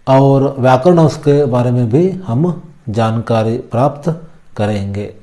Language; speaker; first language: Hindi; non-native, local second language; Kannada